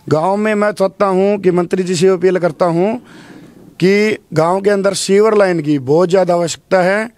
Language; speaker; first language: Hindi; native; Hindi